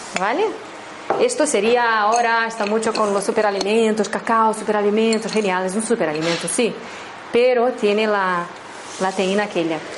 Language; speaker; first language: Spanish; non-native, fluent; Portuguese